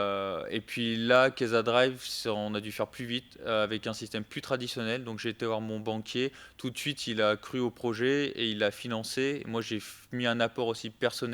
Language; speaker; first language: French; native; French